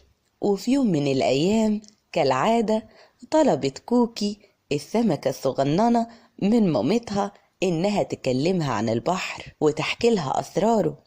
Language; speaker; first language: Arabic; native; Arabic